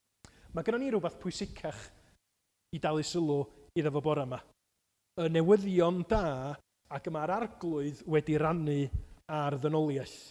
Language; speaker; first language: Welsh; native; Welsh